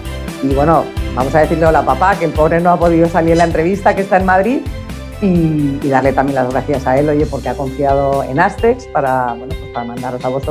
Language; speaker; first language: Spanish; native; Spanish